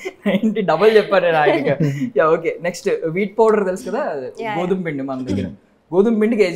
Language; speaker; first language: Telugu; native; Telugu